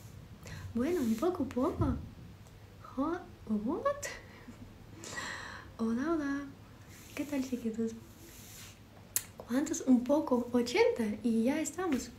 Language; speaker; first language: Spanish; non-native, learner; Ukrainian